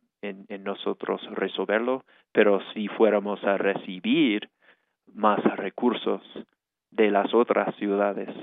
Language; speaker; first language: Spanish; non-native, fluent; English